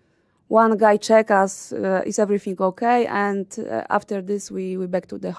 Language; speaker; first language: English; non-native, learner; Polish